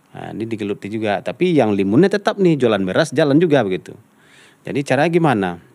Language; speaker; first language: Indonesian; non-native, local second language; Minangkabau